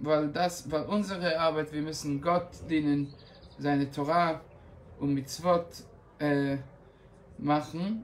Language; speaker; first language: German; non-native, fluent; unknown